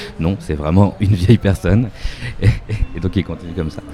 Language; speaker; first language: French; native; French